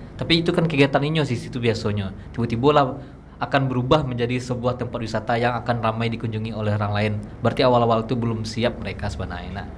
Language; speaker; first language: Indonesian; non-native, local second language; Minangkabau